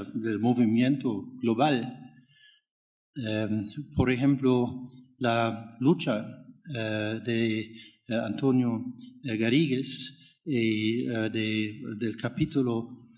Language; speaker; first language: Spanish; non-native, fluent; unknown